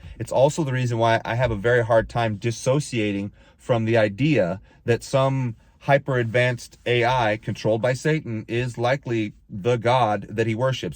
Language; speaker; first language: English; native; English